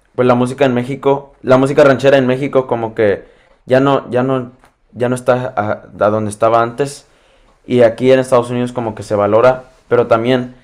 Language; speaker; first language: Spanish; early bilingual, heritage; Spanish